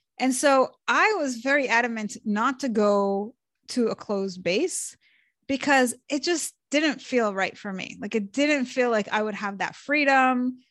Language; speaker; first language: English; early bilingual, other home language; Hebrew